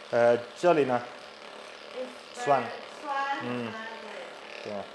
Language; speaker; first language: Chinese; non-native, fluent; English